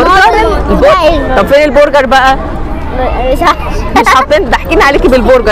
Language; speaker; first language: Arabic; native; Arabic